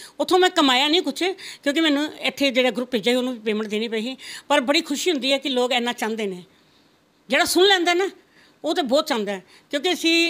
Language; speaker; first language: Punjabi; non-native, local second language; Rajasthani